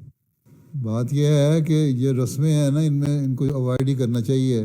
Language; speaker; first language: Urdu; native; Urdu